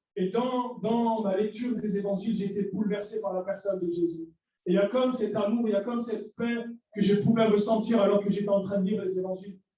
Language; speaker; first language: French; early bilingual, other home language; Arabic